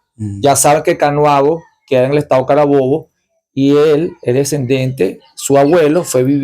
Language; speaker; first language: Spanish; native; Spanish